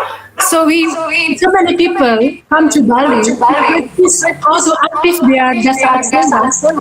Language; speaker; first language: English; non-native, learner; Balinese